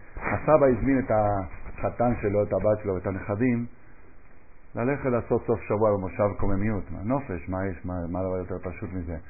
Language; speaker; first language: Hebrew; non-native, fluent; Spanish